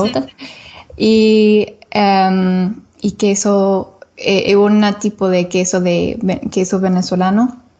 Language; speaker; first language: Spanish; non-native, learner; English